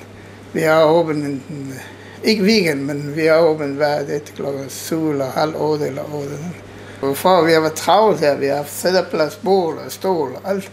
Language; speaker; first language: Danish; non-native, learner; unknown